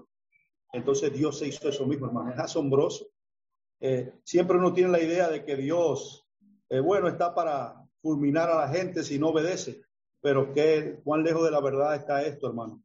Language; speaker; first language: Spanish; native; Spanish